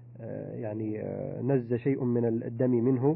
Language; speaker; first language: Arabic; native; Arabic